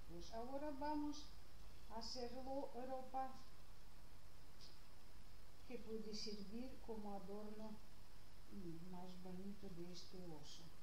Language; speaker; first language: Spanish; non-native, learner; Russian